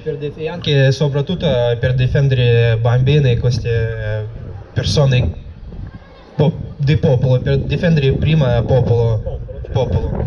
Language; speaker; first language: Italian; non-native, learner; Russian